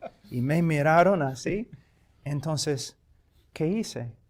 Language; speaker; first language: Spanish; non-native, fluent; English